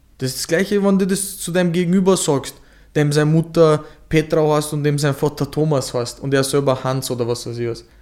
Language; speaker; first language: German; native; German